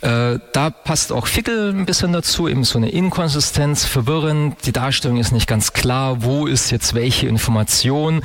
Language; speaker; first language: German; native; German